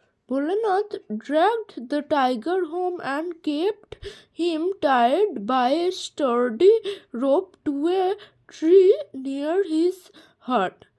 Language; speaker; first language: English; non-native, local second language; Bangla